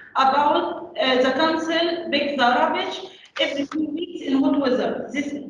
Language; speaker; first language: English; non-native, learner; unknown